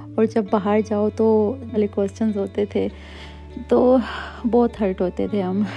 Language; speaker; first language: Urdu; native; Urdu